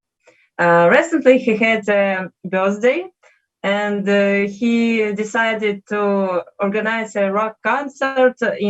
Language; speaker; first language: English; non-native, learner; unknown